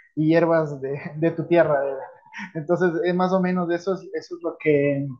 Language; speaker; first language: Spanish; native; Spanish